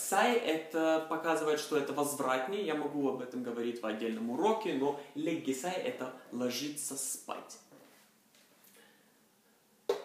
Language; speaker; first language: Russian; non-native, fluent; Norwegian